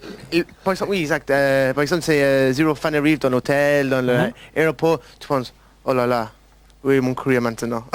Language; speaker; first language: French; non-native, learner; English